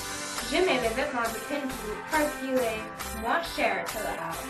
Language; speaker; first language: French; non-native, learner; English